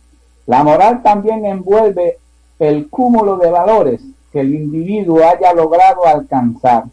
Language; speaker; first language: Spanish; native; Spanish